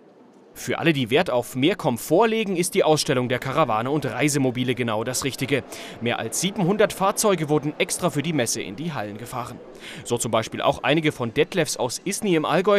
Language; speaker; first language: German; native; German